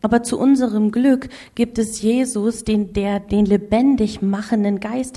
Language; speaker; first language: German; native; German